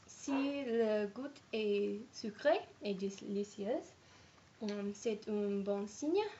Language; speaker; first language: French; non-native, learner; English